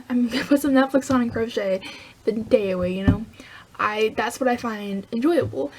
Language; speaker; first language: English; native; English